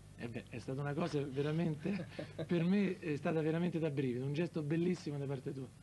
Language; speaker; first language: Italian; native; Italian